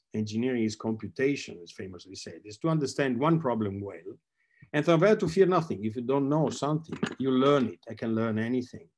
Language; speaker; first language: English; non-native, fluent; Italian